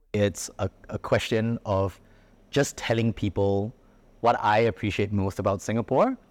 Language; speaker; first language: English; native; English